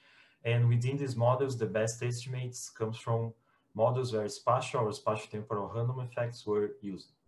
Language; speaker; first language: English; non-native, fluent; Portuguese